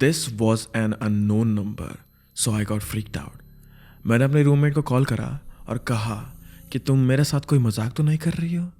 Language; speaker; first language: Hindi; native; Hindi